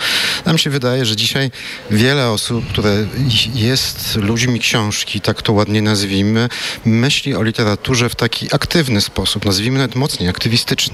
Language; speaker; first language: Polish; native; Polish